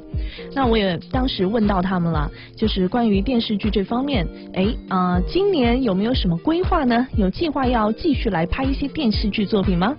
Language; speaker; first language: Chinese; native; Chinese